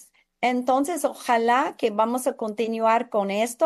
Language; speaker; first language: Spanish; non-native, fluent; English